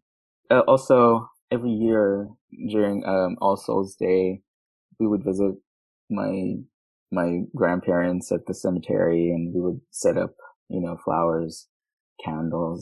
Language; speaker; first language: English; non-native, local second language; Filipino